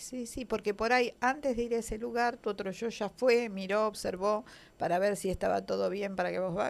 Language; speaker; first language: Spanish; native; Spanish